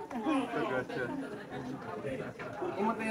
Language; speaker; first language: Spanish; non-native, learner; English